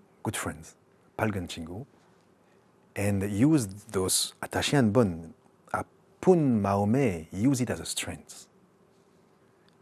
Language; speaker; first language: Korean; non-native, learner; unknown